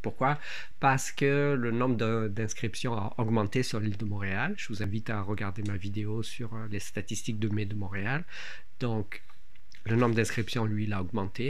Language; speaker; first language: French; native; French